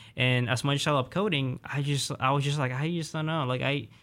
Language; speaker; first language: English; early bilingual, other home language; Spanish